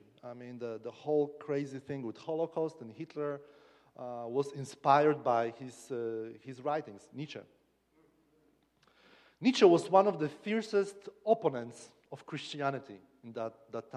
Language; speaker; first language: English; non-native, fluent; Polish